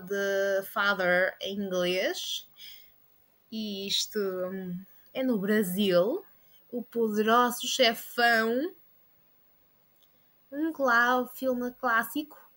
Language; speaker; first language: Portuguese; non-native, learner; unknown